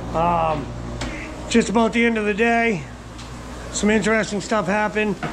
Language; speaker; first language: English; native; English